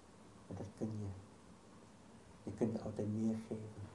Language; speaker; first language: Dutch; non-native, fluent; Vietnamese